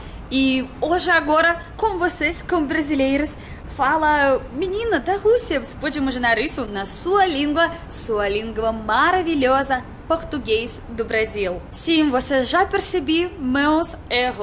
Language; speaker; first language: Portuguese; non-native, learner; Russian